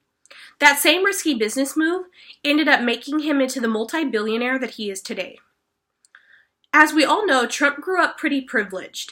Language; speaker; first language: English; native; English